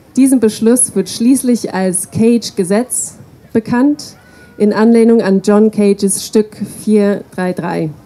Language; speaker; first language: German; non-native, fluent; English